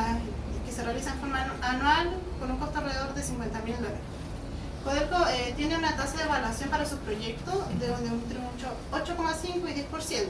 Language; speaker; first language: Spanish; native; Spanish